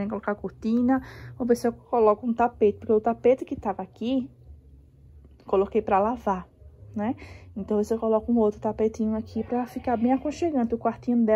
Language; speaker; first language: Portuguese; native; Portuguese